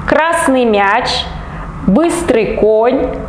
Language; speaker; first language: Russian; non-native, local second language; Kazakh